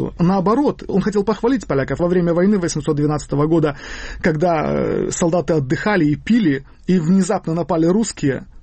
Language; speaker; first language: Russian; native; Russian